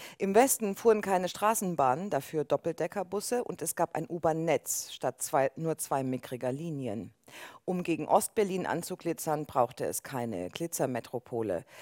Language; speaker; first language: German; native; German